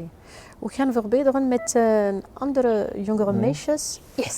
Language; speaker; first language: Dutch; non-native, local second language; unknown